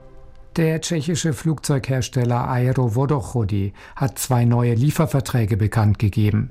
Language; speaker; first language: German; native; German